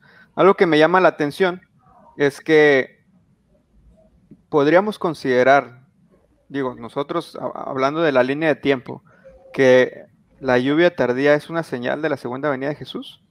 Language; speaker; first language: Spanish; native; Spanish